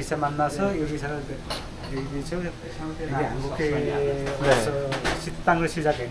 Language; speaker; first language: Korean; non-native, learner; Nepali